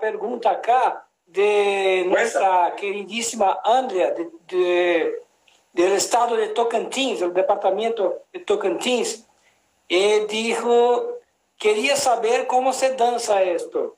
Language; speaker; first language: Spanish; non-native, learner; Portuguese